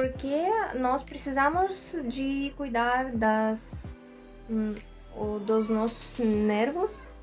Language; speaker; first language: Portuguese; non-native, learner; Russian